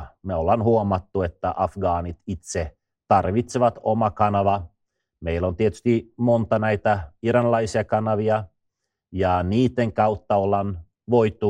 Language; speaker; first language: Finnish; non-native, fluent; Swedish